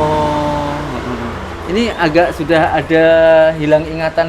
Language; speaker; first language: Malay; non-native, local second language; Javanese